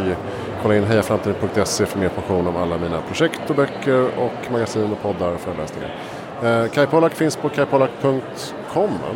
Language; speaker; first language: Swedish; native; Swedish